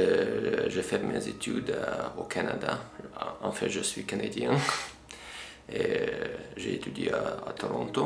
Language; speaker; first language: French; non-native, fluent; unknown